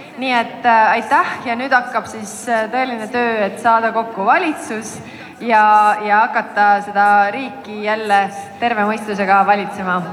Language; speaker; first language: Estonian; native; Estonian